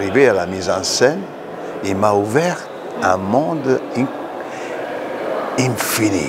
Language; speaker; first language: French; non-native, fluent; Italian